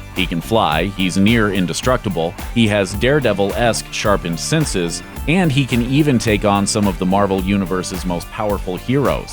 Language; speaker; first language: English; native; English